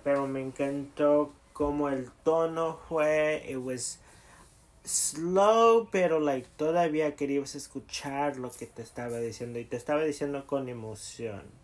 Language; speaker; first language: Spanish; early bilingual, heritage; Spanish